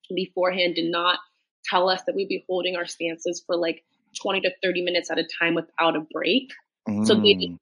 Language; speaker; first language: English; native; English